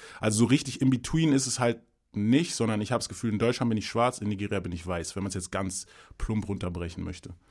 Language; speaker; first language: German; early bilingual, other home language; English